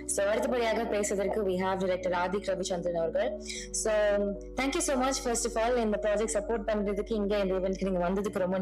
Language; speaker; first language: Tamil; native; Tamil